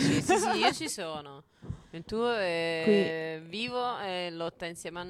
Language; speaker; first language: Italian; native; Italian